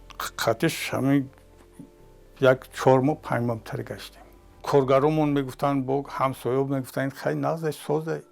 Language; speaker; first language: Tajik; native; Tajik